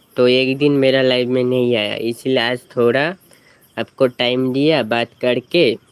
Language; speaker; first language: Hindi; non-native, local second language; Bangla